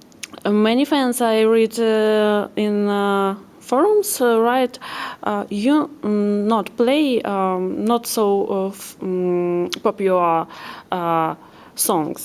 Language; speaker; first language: English; non-native, learner; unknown